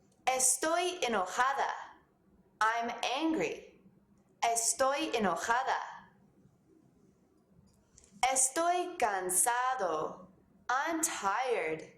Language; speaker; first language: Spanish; non-native, fluent; English